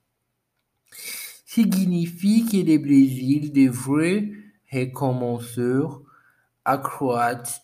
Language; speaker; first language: French; non-native, learner; Portuguese